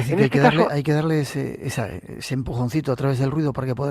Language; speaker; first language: Spanish; native; Spanish